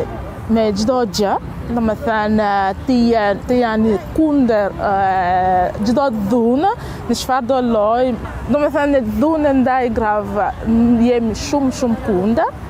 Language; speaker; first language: Albanian; non-native, learner; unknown